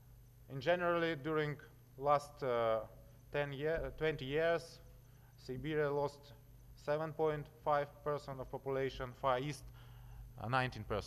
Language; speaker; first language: English; non-native, learner; Russian